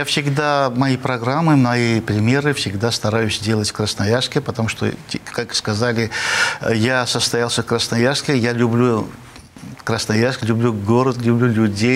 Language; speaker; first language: Russian; non-native, fluent; Armenian